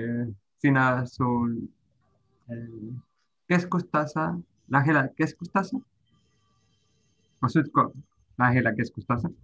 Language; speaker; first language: Finnish; non-native, learner; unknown